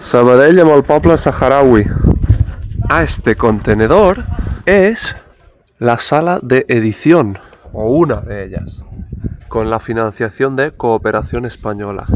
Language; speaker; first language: Spanish; native; Spanish